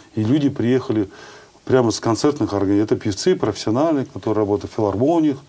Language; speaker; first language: Russian; non-native, local second language; Kazakh